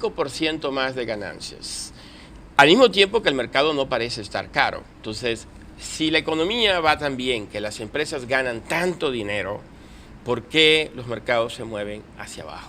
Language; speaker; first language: Spanish; native; Spanish